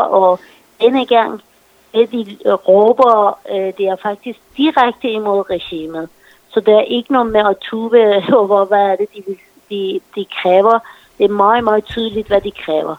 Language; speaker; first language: Danish; non-native, fluent; Persian